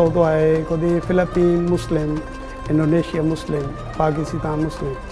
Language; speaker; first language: Cantonese; non-native, fluent; Urdu